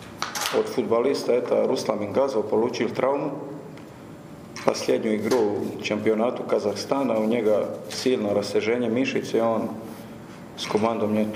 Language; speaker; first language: Russian; non-native, learner; Croatian